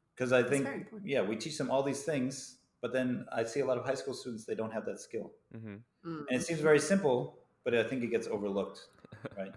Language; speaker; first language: English; native; English